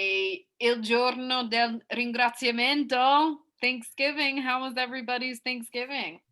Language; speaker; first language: Italian; non-native, fluent; English